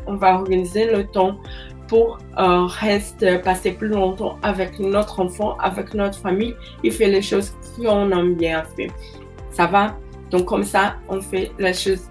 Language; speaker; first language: French; non-native, learner; Portuguese